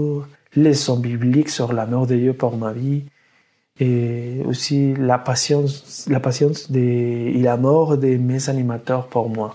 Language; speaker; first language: French; non-native, learner; Spanish